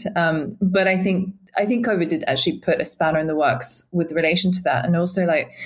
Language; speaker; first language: English; native; English